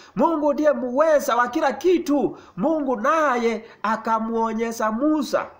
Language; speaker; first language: Swahili; non-native, local second language; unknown